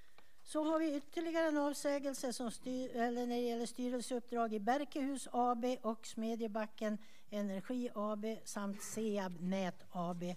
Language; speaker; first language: Swedish; native; Swedish